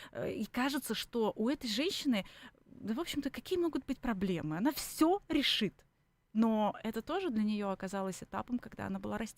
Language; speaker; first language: Russian; native; Russian